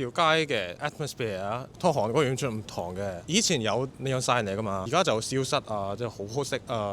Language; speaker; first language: Cantonese; non-native, fluent; Korean